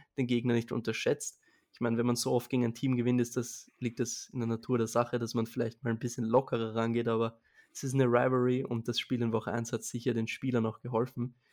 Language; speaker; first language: German; native; German